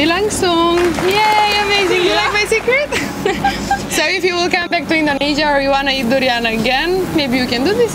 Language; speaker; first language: English; non-native, fluent; Romanian